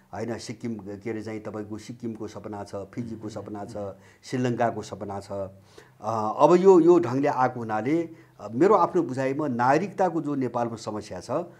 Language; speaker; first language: Nepali; native; Nepali